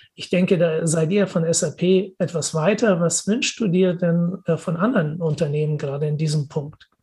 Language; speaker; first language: German; early bilingual, other home language; Persian